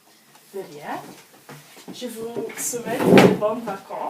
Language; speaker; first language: French; non-native, learner; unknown